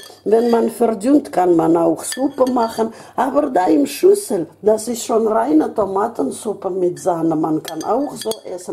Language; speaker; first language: German; non-native, fluent; Russian